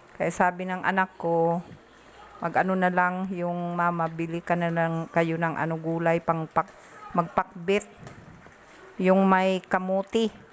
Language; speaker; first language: Filipino; non-native, local second language; Bikol